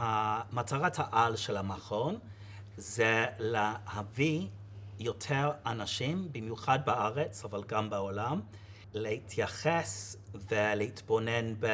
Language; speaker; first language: Hebrew; non-native, fluent; English